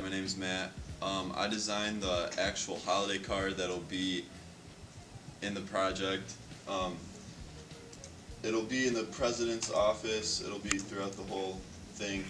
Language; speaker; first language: English; native; English